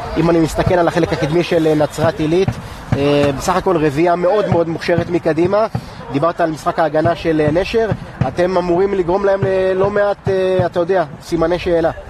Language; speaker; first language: Hebrew; native; Hebrew